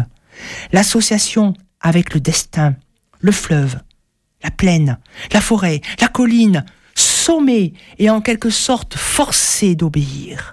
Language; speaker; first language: French; native; French